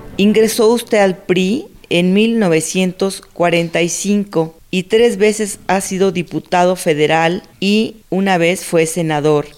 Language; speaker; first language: Spanish; native; Spanish